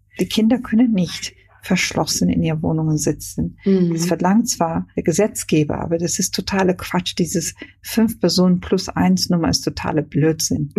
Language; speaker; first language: German; non-native, fluent; Hungarian